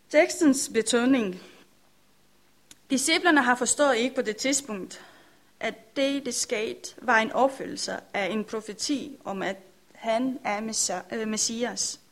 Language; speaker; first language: Danish; non-native, learner; Romanian